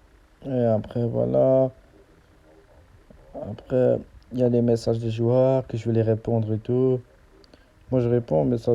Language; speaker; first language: French; native; French